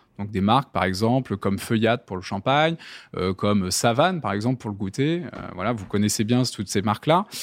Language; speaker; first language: French; native; French